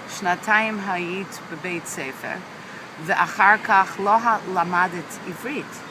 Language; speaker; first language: Hebrew; early bilingual, heritage; English